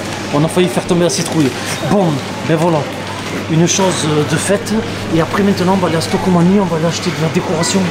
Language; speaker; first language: French; native; French